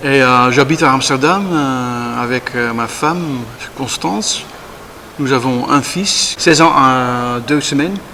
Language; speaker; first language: French; non-native, learner; Dutch